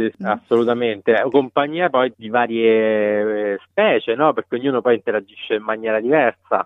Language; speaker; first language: Italian; native; Italian